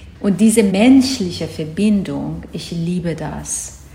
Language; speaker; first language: German; non-native, learner; Persian